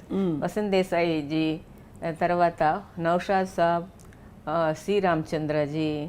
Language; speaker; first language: Telugu; non-native, local second language; Tamil